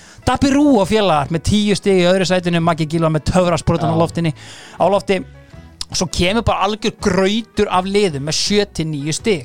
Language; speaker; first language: Icelandic; native; Icelandic